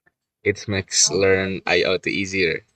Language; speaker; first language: English; non-native, learner; Indonesian